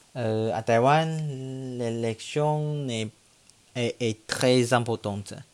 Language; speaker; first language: French; non-native, learner; Chinese